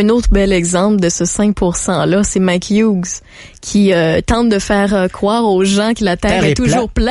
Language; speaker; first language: French; native; French